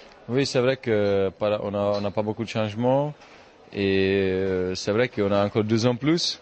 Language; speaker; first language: French; non-native, fluent; Czech